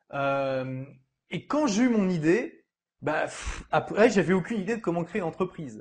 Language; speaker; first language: French; native; French